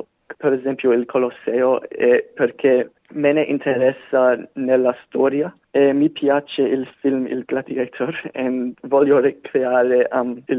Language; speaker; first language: Italian; non-native, fluent; English